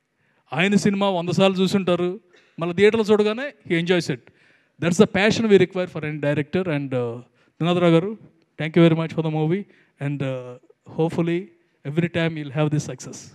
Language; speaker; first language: Telugu; native; Telugu